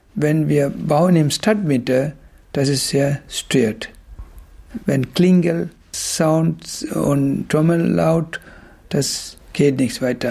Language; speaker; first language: German; non-native, learner; Tamil